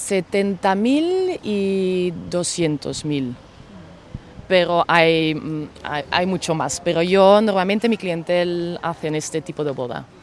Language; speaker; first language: Spanish; non-native, fluent; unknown